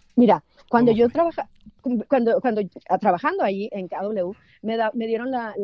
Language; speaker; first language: Spanish; native; Spanish